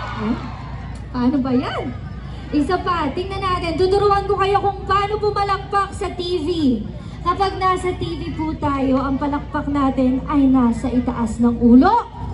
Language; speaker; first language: Filipino; native; Filipino